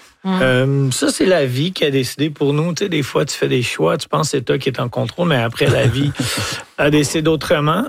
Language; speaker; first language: French; native; French